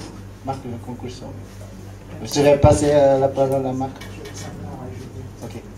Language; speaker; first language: French; non-native, learner; Lao